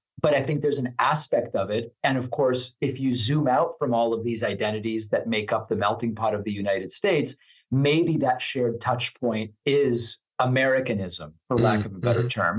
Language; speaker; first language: English; non-native, fluent; Spanish